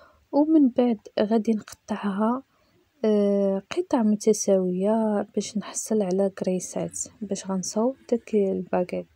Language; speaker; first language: Arabic; native; Arabic